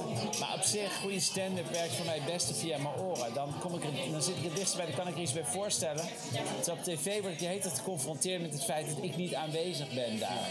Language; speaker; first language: Dutch; native; Dutch